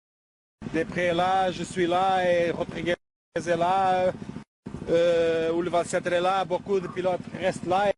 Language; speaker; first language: French; non-native, learner; Portuguese